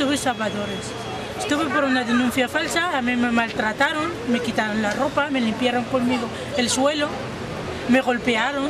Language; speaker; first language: Spanish; non-native, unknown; Arabic